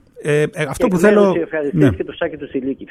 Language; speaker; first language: Greek; native; Greek